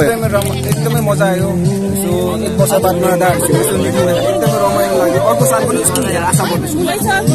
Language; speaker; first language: Nepali; native; Nepali